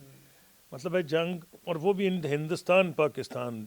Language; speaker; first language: Urdu; native; Urdu